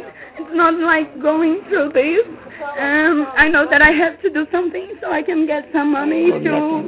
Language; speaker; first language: English; non-native, fluent; Dutch